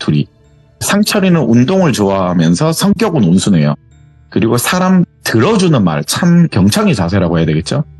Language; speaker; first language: Korean; native; Korean